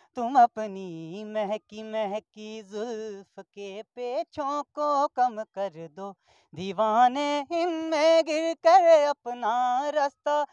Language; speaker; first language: Hindi; native; Hindi